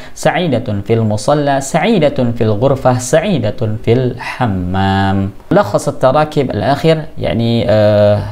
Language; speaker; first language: Arabic; non-native, fluent; Indonesian